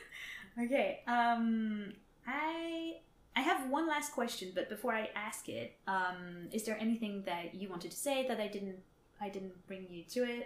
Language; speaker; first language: English; non-native, fluent; French